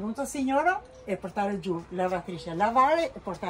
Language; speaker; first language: Italian; non-native, learner; Albanian